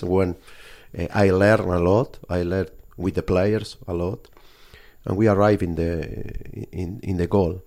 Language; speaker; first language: English; non-native, fluent; Spanish